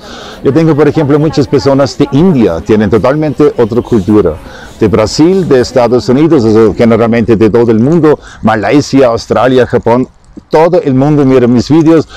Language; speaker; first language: Spanish; non-native, learner; German